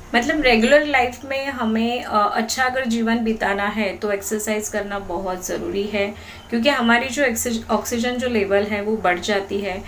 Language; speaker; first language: Hindi; non-native, local second language; Marathi